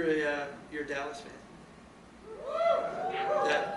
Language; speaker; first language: English; native; English